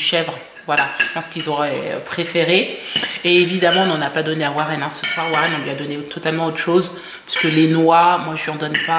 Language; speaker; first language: French; native; French